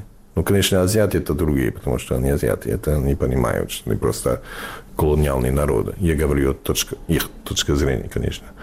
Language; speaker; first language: Russian; non-native, learner; English